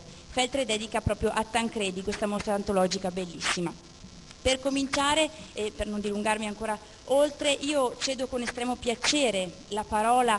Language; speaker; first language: Italian; native; Italian